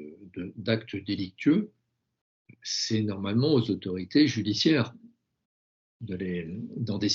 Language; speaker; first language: French; native; French